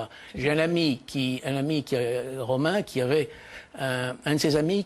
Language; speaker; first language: French; native; French